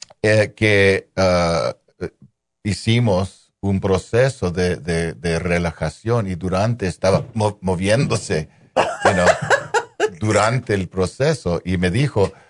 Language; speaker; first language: Spanish; non-native, local second language; English